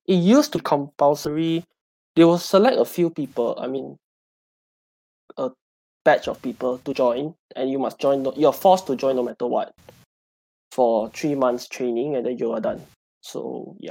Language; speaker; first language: English; non-native, local second language; Chinese